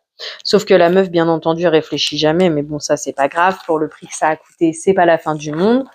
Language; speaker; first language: French; native; French